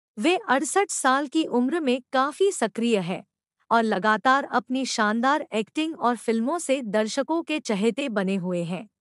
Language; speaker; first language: Hindi; native; Hindi